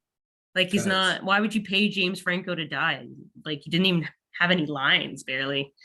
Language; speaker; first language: English; native; English